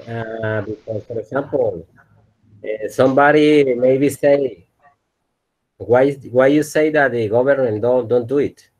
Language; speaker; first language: English; non-native, learner; Spanish